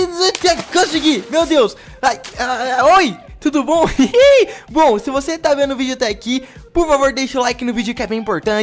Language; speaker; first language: Portuguese; native; Portuguese